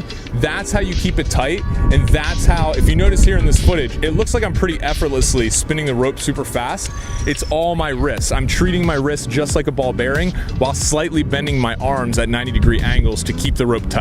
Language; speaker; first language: English; native; English